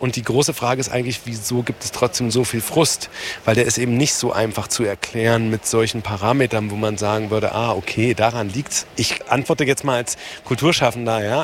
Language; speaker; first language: German; native; German